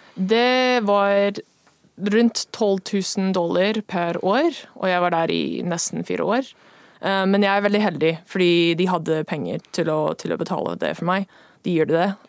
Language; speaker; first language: Norwegian; non-native, fluent; English